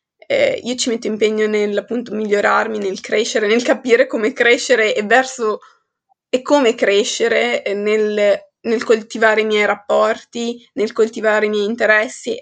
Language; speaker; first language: Italian; early bilingual, other home language; Arabic